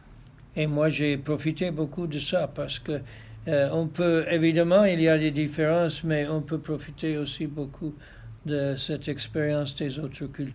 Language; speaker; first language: French; non-native, fluent; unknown